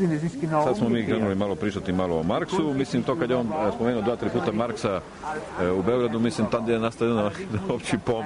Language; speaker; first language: Croatian; native; Croatian